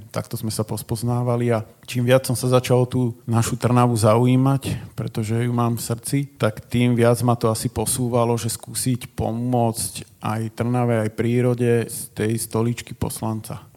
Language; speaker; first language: Slovak; native; Slovak